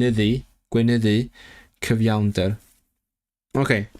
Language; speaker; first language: Welsh; non-native, learner; Cantonese